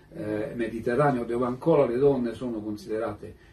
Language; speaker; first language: Italian; native; Italian